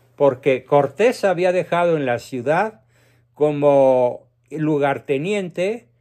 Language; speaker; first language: Spanish; native; Spanish